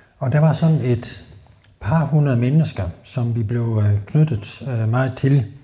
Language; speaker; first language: Danish; native; Danish